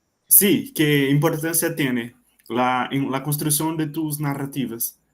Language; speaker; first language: Spanish; non-native, learner; Portuguese